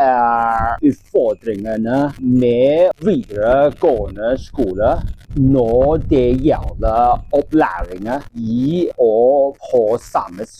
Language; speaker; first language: Norwegian; non-native, learner; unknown